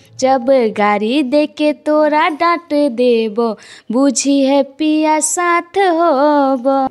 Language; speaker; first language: Hindi; native; Hindi